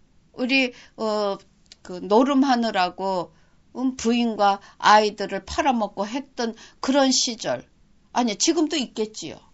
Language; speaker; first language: Korean; native; Korean